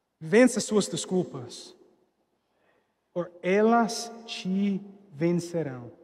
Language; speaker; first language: Portuguese; non-native, fluent; English